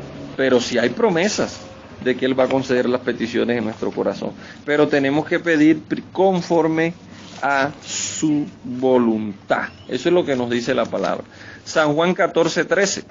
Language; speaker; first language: Spanish; native; Spanish